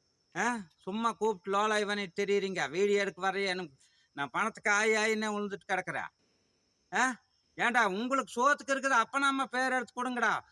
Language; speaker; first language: Tamil; native; Tamil